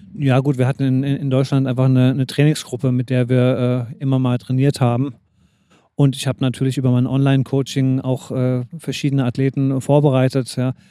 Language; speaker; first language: German; native; German